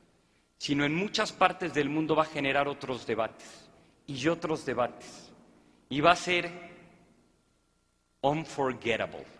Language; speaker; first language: Spanish; native; Spanish